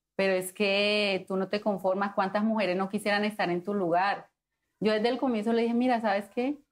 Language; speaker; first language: Spanish; native; Spanish